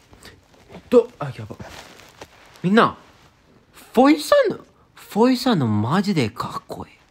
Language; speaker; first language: Japanese; non-native, learner; English